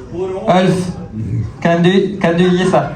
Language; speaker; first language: Swedish; non-native, fluent; French